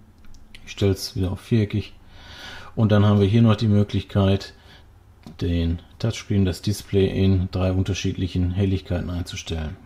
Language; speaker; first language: German; native; German